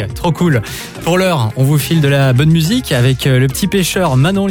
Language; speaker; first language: French; native; French